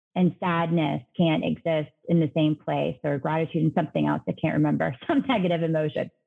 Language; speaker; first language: English; native; English